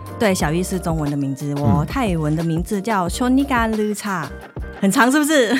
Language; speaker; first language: Chinese; non-native, fluent; Thai